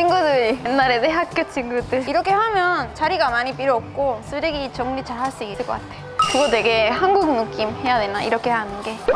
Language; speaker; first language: Korean; non-native, fluent; Spanish